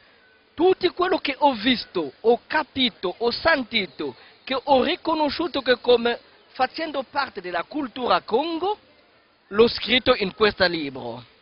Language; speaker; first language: Italian; non-native, fluent; Kongo